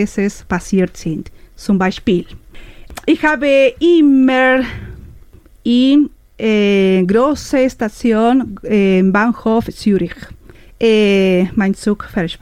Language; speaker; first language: German; non-native, learner; Spanish